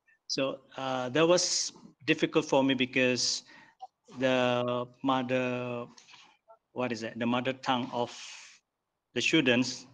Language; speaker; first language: English; non-native, learner; Indonesian